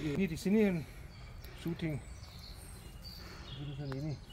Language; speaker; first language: Indonesian; non-native, learner; German